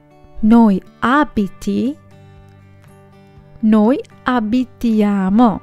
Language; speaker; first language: Italian; non-native, fluent; Sinhala